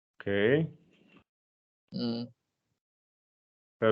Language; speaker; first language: English; non-native, fluent; Spanish